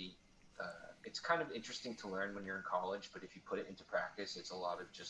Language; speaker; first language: English; native; English